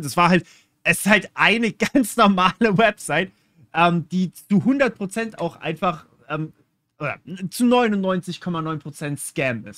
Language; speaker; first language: German; native; German